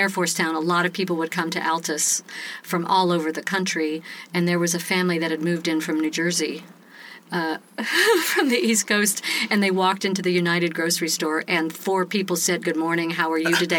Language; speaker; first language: English; native; English